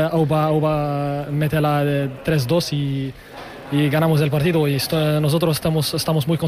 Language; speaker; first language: Spanish; non-native, learner; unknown